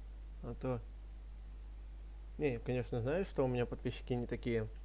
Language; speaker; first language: Russian; native; Russian